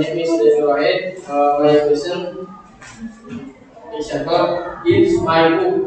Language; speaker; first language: English; non-native, learner; Indonesian